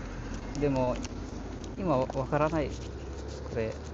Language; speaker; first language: Japanese; non-native, learner; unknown